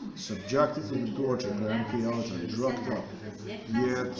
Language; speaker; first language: English; non-native, fluent; Slovenian